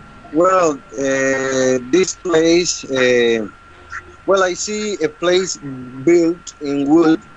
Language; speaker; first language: English; non-native, learner; Spanish